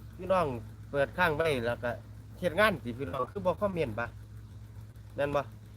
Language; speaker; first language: Thai; native; Thai